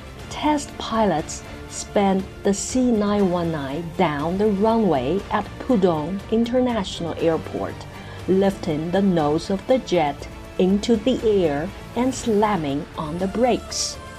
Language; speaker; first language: English; non-native, fluent; Chinese